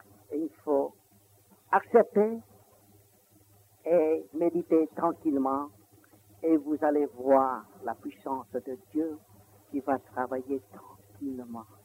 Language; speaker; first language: French; non-native, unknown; Vietnamese